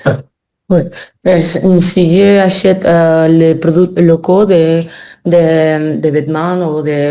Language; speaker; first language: French; non-native, learner; Spanish